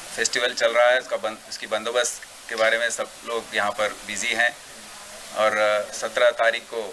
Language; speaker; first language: Hindi; non-native, local second language; Telugu